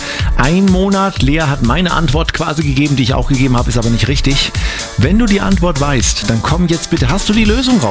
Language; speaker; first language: German; native; German